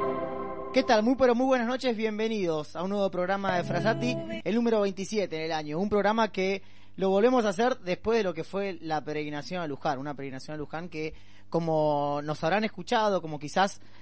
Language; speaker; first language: Spanish; native; Spanish